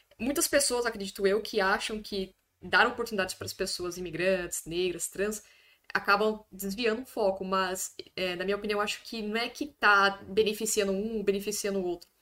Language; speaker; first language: Portuguese; native; Portuguese